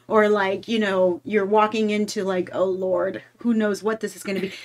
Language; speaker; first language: English; native; English